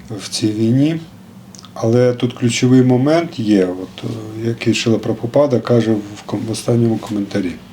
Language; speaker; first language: Ukrainian; non-native, local second language; Russian